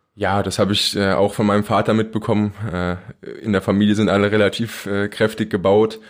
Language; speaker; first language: German; native; German